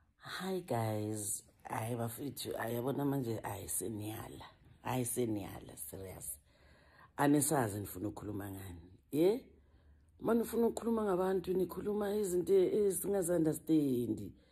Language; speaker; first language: Zulu; native; Zulu